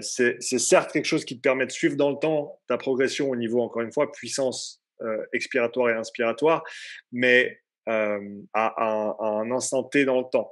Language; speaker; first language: French; native; French